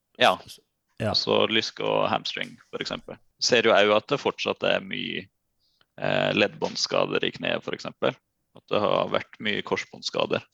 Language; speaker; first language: Norwegian; native; Norwegian